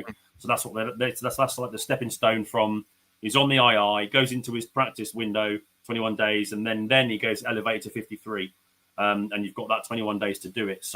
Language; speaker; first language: English; native; English